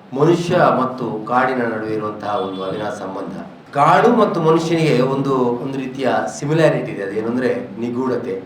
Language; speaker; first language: Kannada; native; Kannada